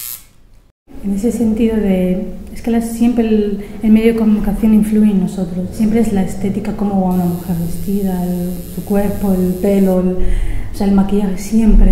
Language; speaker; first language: Spanish; early bilingual, other home language; Arabic